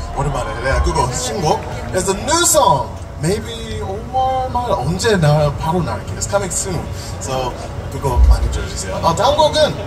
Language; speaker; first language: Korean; non-native, learner; English